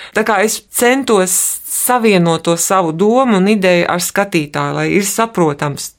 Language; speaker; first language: Latvian; native; Latvian